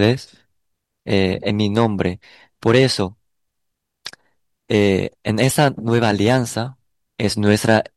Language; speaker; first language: Spanish; non-native, learner; Korean